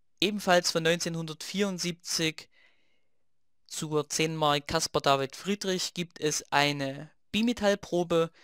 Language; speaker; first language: German; native; German